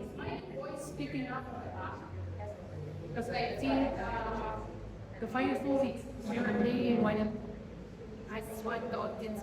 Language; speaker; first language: English; non-native, local second language; Filipino